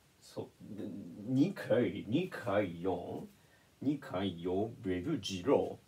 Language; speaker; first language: Chinese; non-native, learner; Japanese